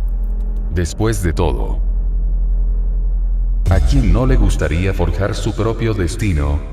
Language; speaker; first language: Spanish; native; Spanish